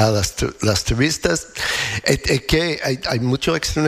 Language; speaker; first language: Spanish; non-native, fluent; English